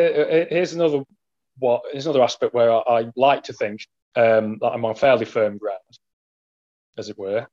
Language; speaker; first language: English; native; English